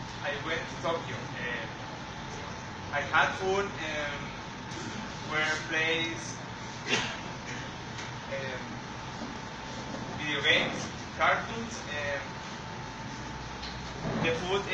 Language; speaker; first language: English; non-native, learner; Spanish